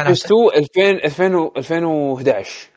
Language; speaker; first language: Arabic; native; Arabic